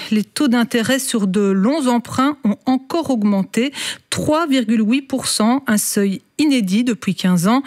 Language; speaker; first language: French; native; French